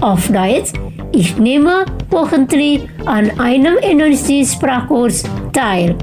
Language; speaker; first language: German; non-native, fluent; Indonesian